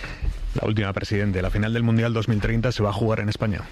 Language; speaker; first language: Spanish; native; Spanish